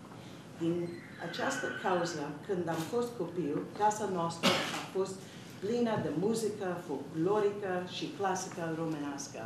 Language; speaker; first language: Romanian; early bilingual, heritage; Romanian